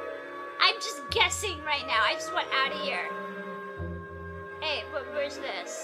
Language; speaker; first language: English; native; English